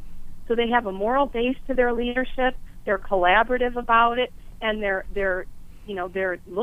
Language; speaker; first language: English; native; English